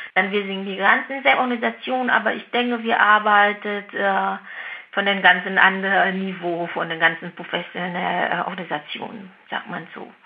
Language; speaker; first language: German; non-native, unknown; Vietnamese